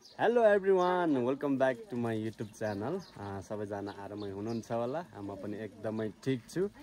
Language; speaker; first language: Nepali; non-native, local second language; Gurung